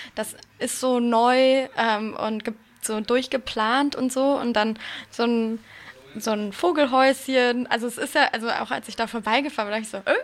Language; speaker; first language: German; native; German